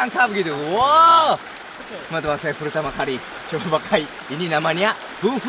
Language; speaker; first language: Indonesian; non-native, fluent; Japanese